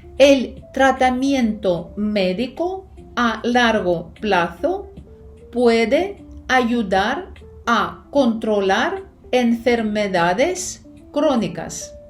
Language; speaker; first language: Spanish; non-native, fluent; Ukrainian